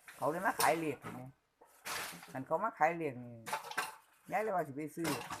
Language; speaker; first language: Thai; native; Thai